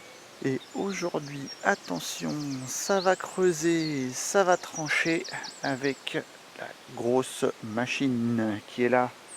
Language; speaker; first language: French; native; French